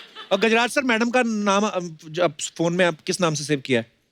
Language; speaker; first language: Hindi; native; Hindi